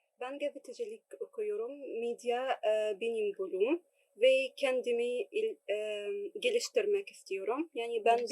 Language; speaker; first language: Turkish; non-native, learner; Arabic